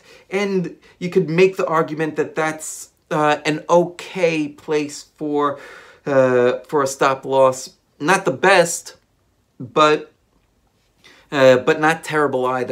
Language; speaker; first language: English; native; English